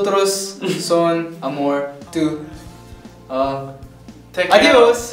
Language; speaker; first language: Spanish; non-native, learner; Korean